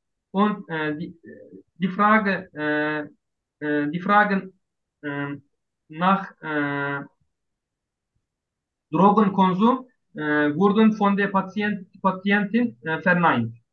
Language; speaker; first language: German; non-native, learner; Turkish